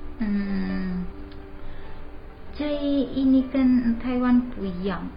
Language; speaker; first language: Chinese; non-native, learner; Indonesian